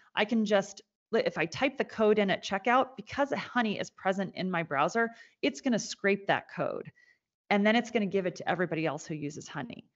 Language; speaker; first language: English; native; English